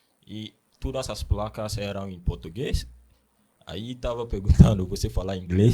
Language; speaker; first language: Portuguese; non-native, learner; Akan